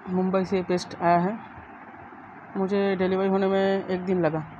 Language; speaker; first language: Hindi; non-native, local second language; Bangla